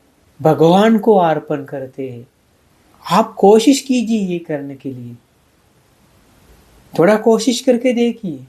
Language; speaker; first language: Hindi; non-native, fluent; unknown